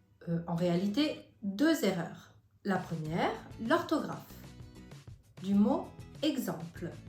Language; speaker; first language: French; non-native, fluent; Italian